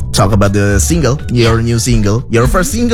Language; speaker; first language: English; non-native, fluent; Indonesian